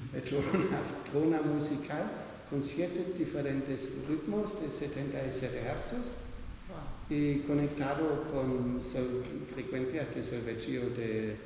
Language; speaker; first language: Spanish; non-native, learner; Dutch